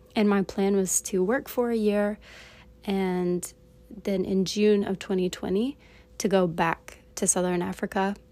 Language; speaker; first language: English; native; English